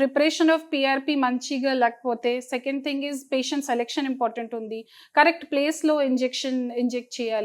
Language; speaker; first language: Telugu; non-native, fluent; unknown